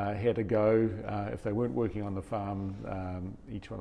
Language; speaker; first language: English; native; English